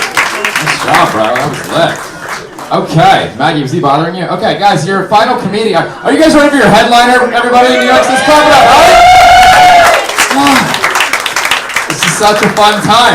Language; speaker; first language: English; native; English